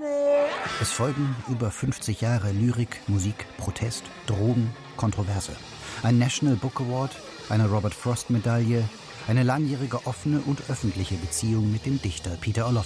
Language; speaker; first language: German; native; German